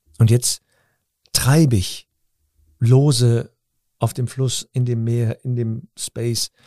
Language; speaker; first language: German; early bilingual, other home language; Turkish